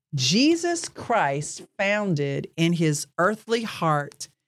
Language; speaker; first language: English; native; English